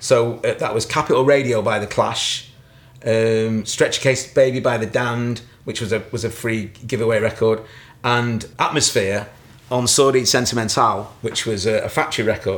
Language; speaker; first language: English; native; English